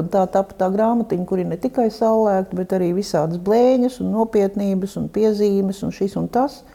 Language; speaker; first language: Latvian; non-native, local second language; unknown